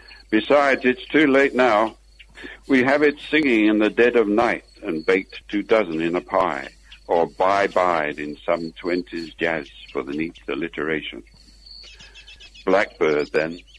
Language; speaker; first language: English; native; English